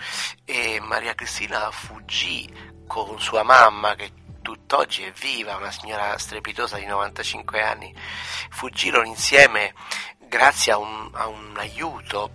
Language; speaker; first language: Italian; native; Italian